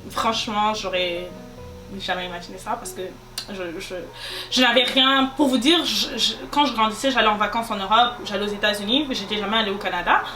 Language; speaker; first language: French; non-native, local second language; Lingala